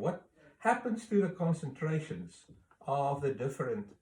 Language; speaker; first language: English; non-native, local second language; Afrikaans